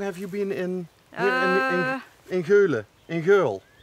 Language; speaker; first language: English; non-native, fluent; Dutch